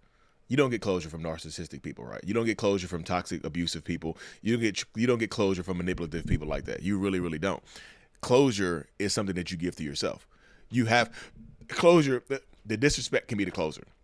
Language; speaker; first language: English; native; English